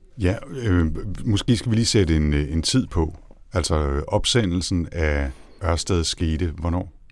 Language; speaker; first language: Danish; native; Danish